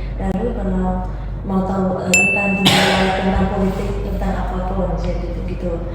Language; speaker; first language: Indonesian; non-native, learner; Khmer